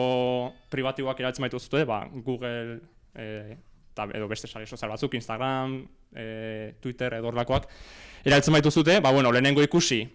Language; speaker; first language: Basque; native; Basque